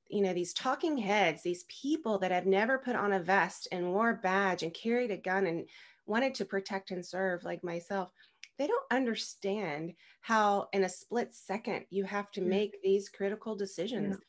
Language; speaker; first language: English; native; English